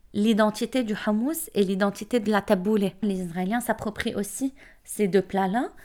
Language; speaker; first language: French; non-native, local second language; Arabic